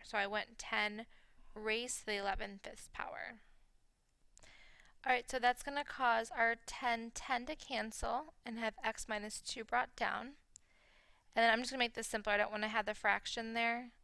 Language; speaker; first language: English; native; English